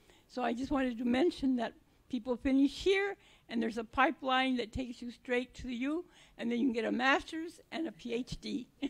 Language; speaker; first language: English; native; English